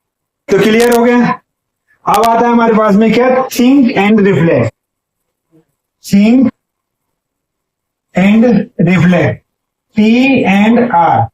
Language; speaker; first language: Hindi; native; Hindi